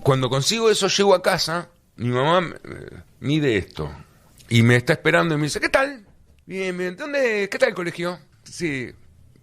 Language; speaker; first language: Spanish; native; Spanish